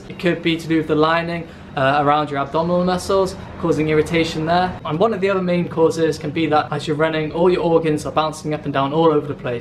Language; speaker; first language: English; native; English